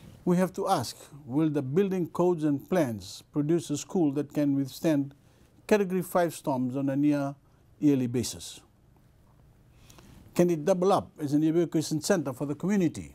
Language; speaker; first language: English; non-native, local second language; Fijian